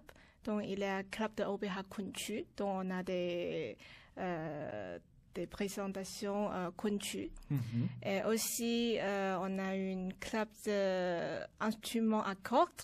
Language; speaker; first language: French; non-native, learner; Chinese